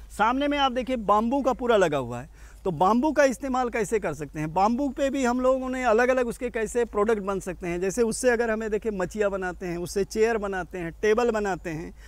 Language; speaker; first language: Hindi; native; Hindi